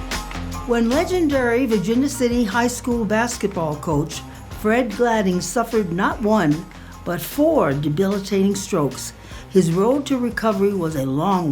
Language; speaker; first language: English; native; English